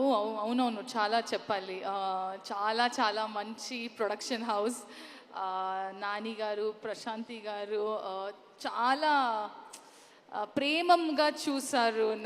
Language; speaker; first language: Telugu; non-native, learner; Kannada